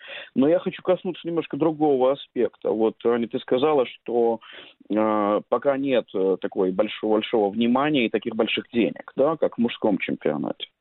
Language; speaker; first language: Russian; native; Russian